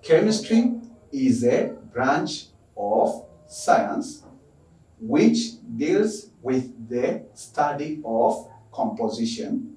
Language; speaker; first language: English; non-native, local second language; Swahili